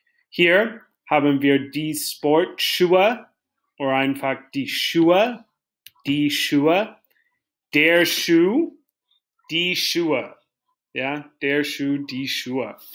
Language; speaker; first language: German; non-native, fluent; English